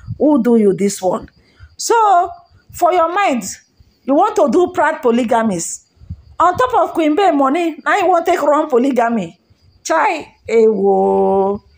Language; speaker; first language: Nigerian Pidgin; non-native, local second language; Igbo